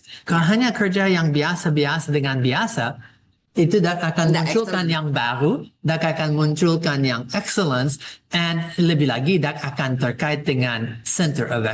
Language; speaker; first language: Indonesian; non-native, fluent; English